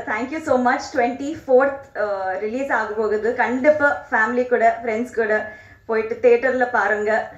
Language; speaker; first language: Tamil; non-native, learner; Telugu